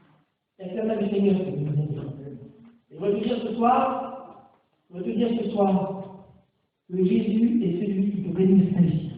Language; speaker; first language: French; native; French